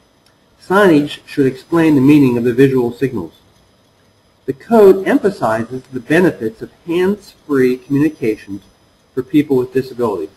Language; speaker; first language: English; native; English